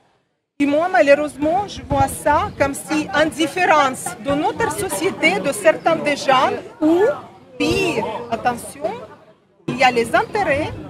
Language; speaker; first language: French; non-native, learner; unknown